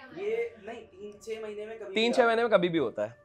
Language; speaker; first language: Hindi; non-native, local second language; Odia